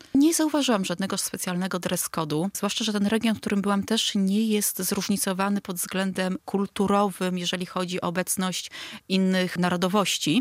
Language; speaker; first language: Polish; native; Polish